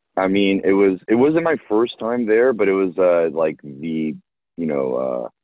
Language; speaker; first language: English; early bilingual, other home language; Persian